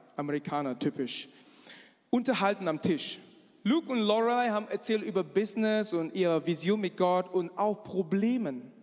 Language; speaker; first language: German; non-native, fluent; Malay